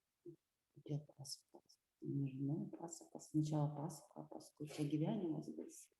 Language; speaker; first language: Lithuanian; non-native, local second language; Russian